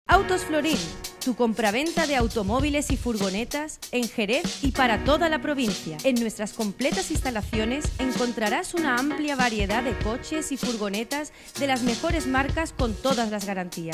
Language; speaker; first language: Spanish; native; Spanish